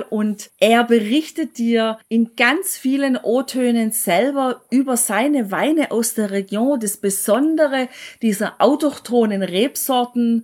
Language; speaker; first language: German; native; German